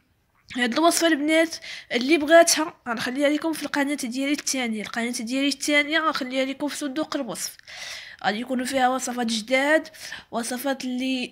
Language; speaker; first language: Arabic; native; Arabic